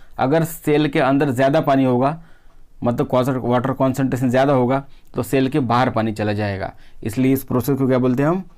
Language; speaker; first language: Hindi; non-native, local second language; Marathi